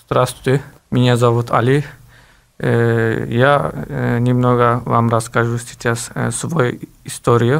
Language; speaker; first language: Russian; non-native, learner; Turkish